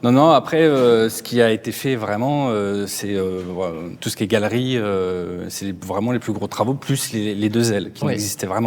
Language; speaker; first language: French; native; French